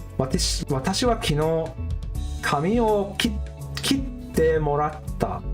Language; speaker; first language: Japanese; non-native, learner; English